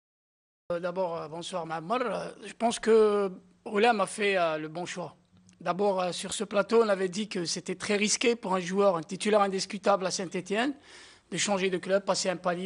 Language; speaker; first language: French; non-native, local second language; Arabic